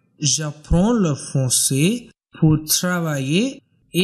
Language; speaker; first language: French; non-native, learner; Tamil